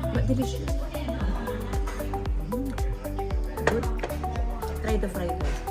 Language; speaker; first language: English; non-native, local second language; Filipino